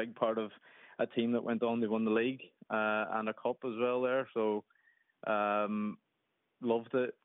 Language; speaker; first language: English; native; English